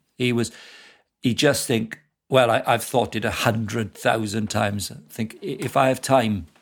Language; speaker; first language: English; native; English